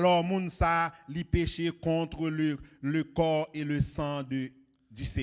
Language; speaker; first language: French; non-native, local second language; Haitian Creole